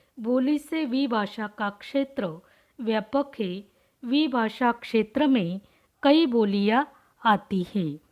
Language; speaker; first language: Hindi; non-native, local second language; Marathi